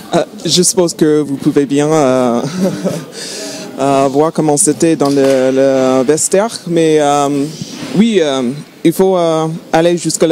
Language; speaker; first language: French; non-native, fluent; English